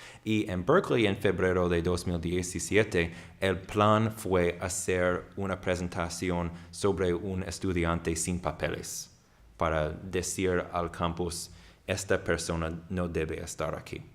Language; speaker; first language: Spanish; non-native, fluent; English